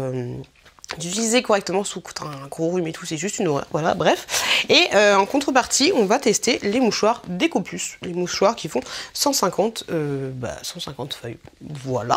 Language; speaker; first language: French; native; French